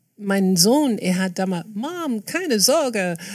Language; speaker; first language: German; non-native, fluent; English